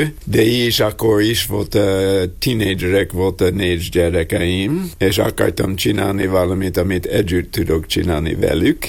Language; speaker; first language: Hungarian; non-native, learner; English